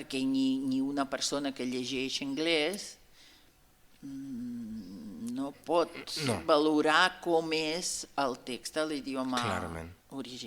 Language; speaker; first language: Catalan; non-native, fluent; Russian